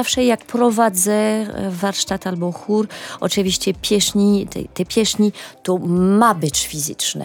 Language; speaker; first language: Polish; non-native, learner; French